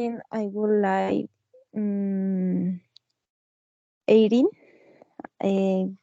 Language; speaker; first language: English; non-native, learner; Spanish